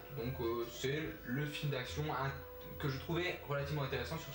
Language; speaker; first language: French; native; French